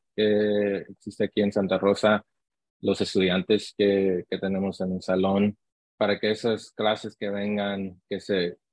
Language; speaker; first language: Spanish; early bilingual, heritage; Spanish